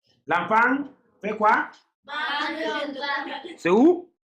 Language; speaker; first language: French; non-native, fluent; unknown